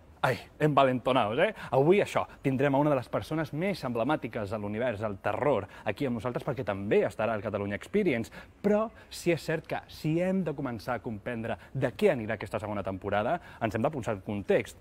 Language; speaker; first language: Catalan; native; Catalan